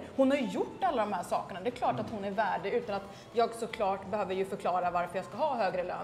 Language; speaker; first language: Swedish; native; Swedish